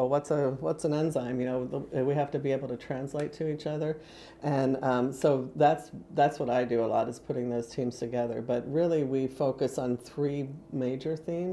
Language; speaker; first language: English; native; English